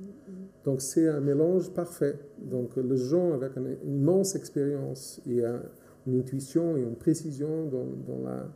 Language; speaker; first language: French; non-native, fluent; Portuguese